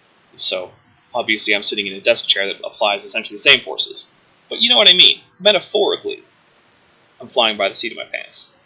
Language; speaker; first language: English; native; English